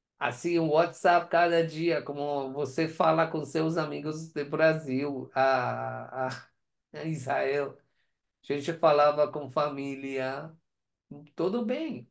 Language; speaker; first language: Portuguese; non-native, learner; Persian